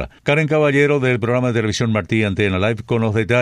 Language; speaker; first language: Spanish; native; Spanish